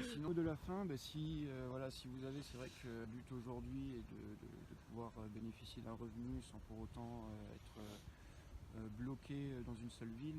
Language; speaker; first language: French; native; French